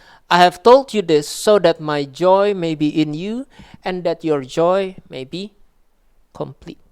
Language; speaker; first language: English; non-native, local second language; Indonesian